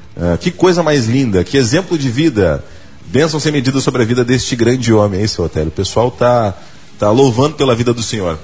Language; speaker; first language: Portuguese; native; Portuguese